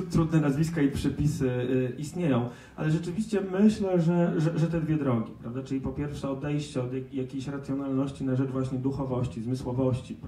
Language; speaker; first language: Polish; native; Polish